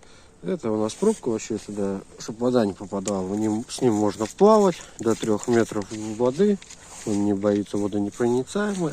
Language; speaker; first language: Russian; native; Russian